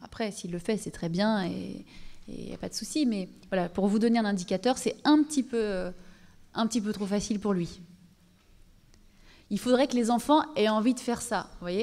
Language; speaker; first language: French; native; French